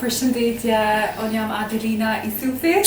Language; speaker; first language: Albanian; early bilingual, heritage; Albanian